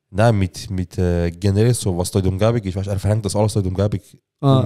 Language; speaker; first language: German; native; German